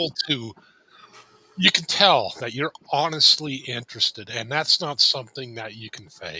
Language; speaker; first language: English; native; English